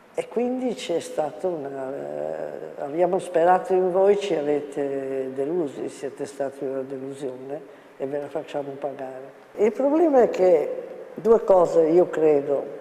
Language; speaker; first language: Italian; native; Italian